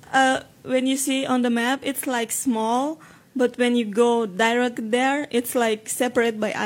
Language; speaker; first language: English; non-native, fluent; Indonesian